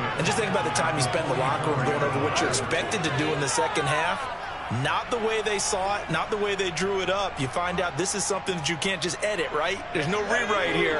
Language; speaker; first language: English; native; English